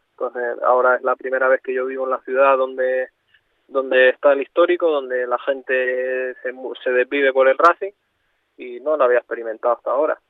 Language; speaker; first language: Spanish; native; Spanish